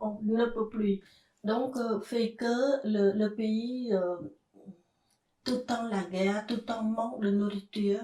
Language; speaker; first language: French; non-native, fluent; Khmer